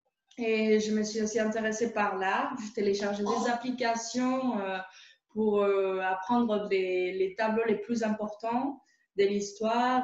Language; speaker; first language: French; non-native, fluent; Spanish